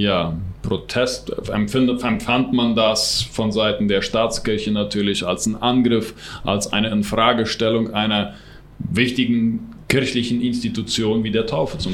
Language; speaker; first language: German; non-native, local second language; Plautdietsch